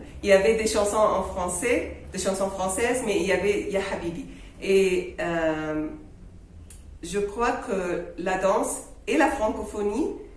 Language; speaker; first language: French; non-native, fluent; Arabic